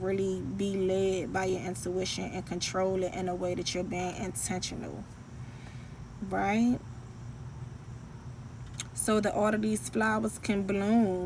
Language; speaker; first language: English; native; English